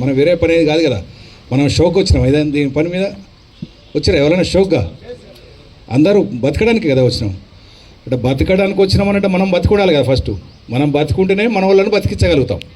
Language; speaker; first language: Telugu; native; Telugu